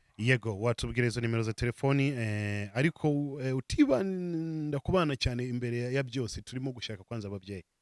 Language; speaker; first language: Kinyarwanda; native; Kinyarwanda